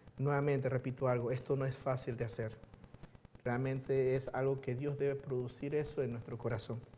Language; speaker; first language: Spanish; early bilingual, other home language; Chinese